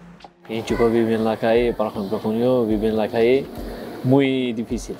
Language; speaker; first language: Spanish; non-native, learner; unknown